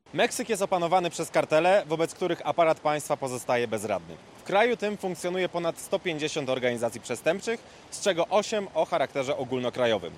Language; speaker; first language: Polish; native; Polish